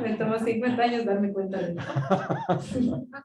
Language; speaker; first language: Spanish; native; Spanish